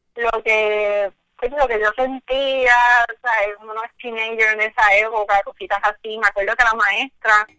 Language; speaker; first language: Spanish; native; Spanish